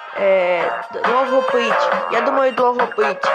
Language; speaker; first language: Ukrainian; non-native, local second language; Russian